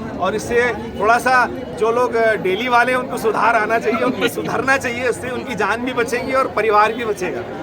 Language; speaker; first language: Hindi; native; Hindi